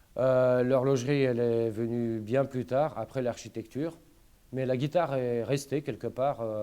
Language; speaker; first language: French; non-native, fluent; Romanian